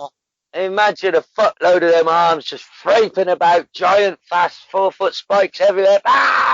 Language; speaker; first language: English; native; English